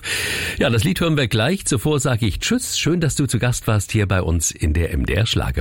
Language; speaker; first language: German; native; German